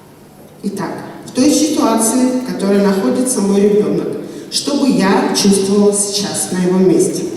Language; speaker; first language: Russian; native; Russian